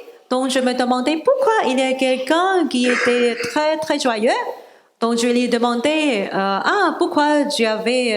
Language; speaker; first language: French; non-native, learner; Cantonese